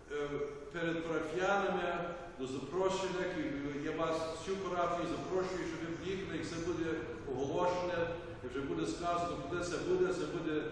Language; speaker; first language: Ukrainian; early bilingual, heritage; Ukrainian